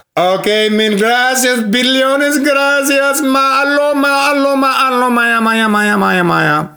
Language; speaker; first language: Spanish; non-native, learner; English